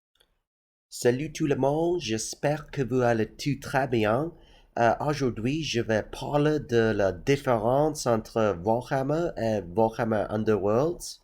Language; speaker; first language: French; non-native, learner; English